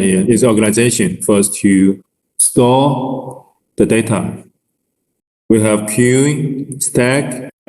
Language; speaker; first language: English; non-native, learner; Chinese